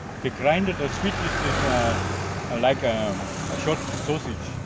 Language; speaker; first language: English; non-native, learner; German